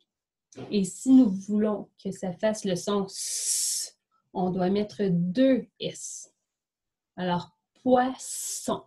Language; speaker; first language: French; native; French